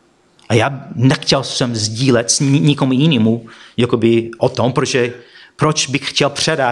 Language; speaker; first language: Czech; non-native, fluent; English